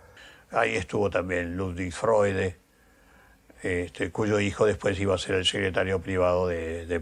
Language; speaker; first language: Spanish; native; Spanish